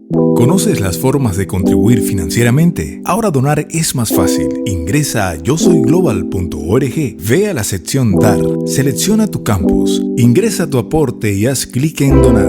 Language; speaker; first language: Spanish; native; Spanish